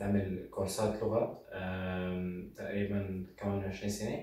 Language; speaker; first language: German; non-native, learner; Arabic